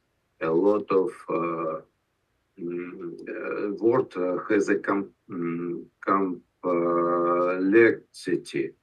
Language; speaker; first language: English; non-native, learner; Russian